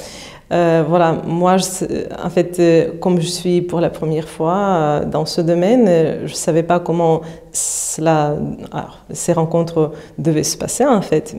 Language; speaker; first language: French; non-native, fluent; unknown